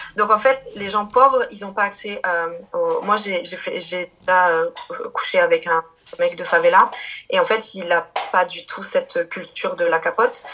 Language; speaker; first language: French; early bilingual, other home language; Portuguese